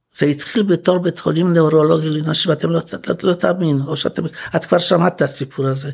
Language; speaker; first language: Hebrew; non-native, fluent; Polish